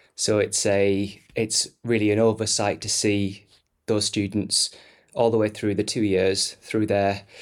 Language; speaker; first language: English; native; English